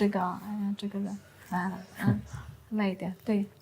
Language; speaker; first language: Chinese; non-native, learner; Amharic